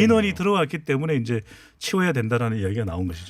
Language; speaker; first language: Korean; native; Korean